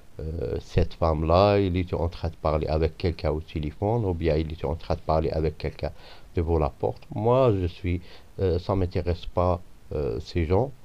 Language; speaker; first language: French; non-native, fluent; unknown